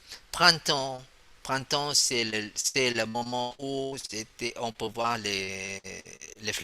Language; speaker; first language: French; non-native, fluent; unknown